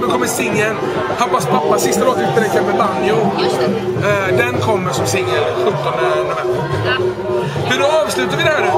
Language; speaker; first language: Swedish; native; Swedish